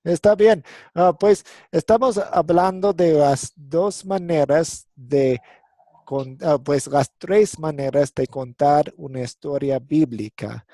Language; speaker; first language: Spanish; non-native, fluent; English